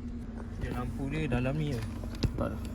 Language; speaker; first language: Malay; native; Malay